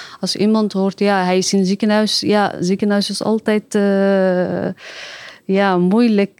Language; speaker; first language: Dutch; non-native, learner; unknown